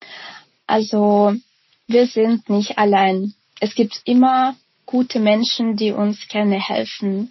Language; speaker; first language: German; non-native, fluent; Ukrainian